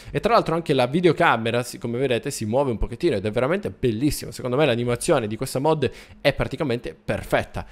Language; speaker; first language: Italian; native; Italian